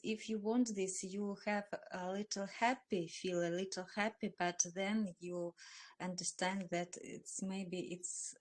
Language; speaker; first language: English; non-native, learner; Russian